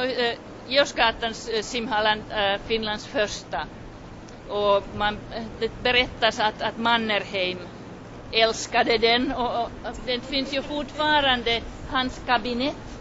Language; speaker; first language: Swedish; non-native, local second language; Finnish